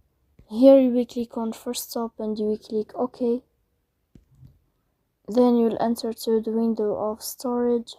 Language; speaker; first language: English; non-native, learner; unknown